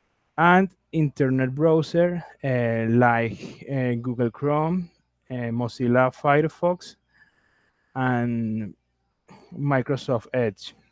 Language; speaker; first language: English; non-native, learner; Spanish